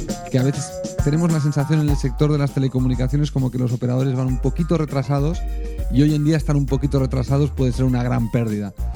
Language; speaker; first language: Spanish; native; Spanish